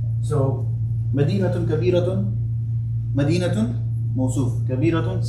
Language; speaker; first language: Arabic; non-native, fluent; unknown